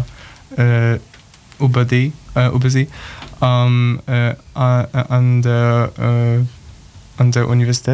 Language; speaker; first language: German; non-native, learner; Polish